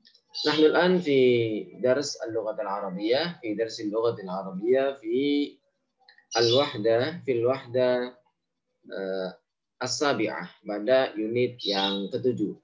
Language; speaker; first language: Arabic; non-native, fluent; Indonesian